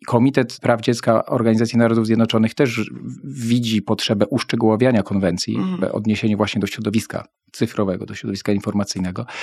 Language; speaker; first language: Polish; native; Polish